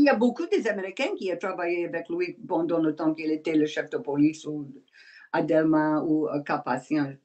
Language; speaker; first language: French; non-native, learner; English